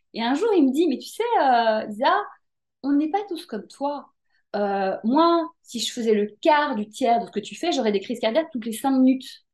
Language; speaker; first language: French; native; French